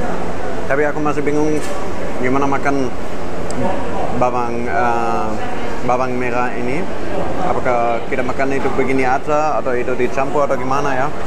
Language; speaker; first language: Indonesian; non-native, fluent; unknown